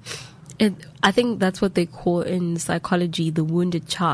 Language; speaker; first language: English; non-native, local second language; Zulu